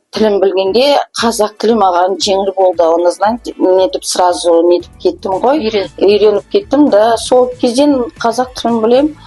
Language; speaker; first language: Kazakh; non-native, local second language; Tatar